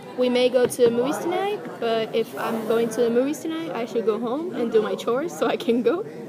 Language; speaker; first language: English; non-native, fluent; Spanish